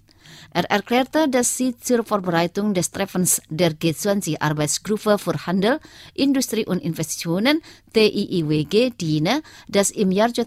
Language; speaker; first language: German; non-native, fluent; Indonesian